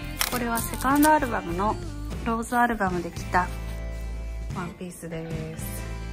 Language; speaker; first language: Japanese; native; Japanese